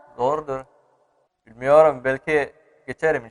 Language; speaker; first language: Turkish; non-native, learner; Indonesian